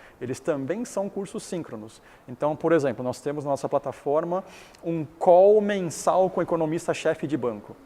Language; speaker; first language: Portuguese; early bilingual, other home language; Chinese